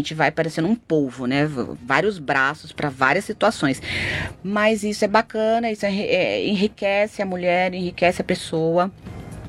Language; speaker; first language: Portuguese; native; Portuguese